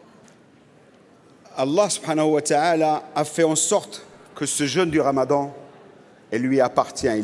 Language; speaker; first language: French; non-native, local second language; Arabic